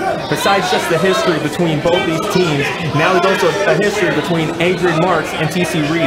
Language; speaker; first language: English; native; English